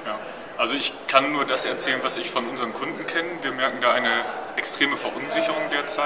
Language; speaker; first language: German; native; German